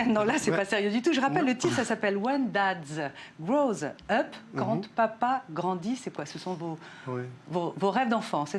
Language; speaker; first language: French; native; French